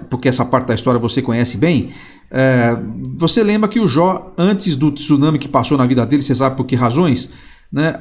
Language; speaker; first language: Portuguese; native; Portuguese